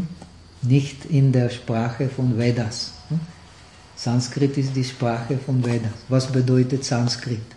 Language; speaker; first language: German; non-native, fluent; Czech